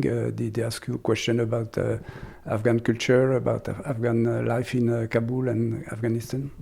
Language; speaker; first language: English; non-native, fluent; French